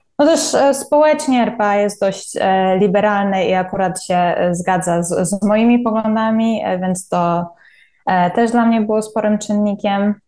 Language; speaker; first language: Polish; native; Polish